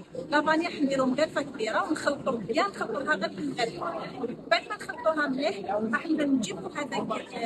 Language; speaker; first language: Arabic; native; Arabic